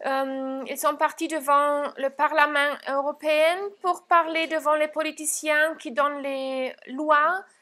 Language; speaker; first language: French; non-native, fluent; German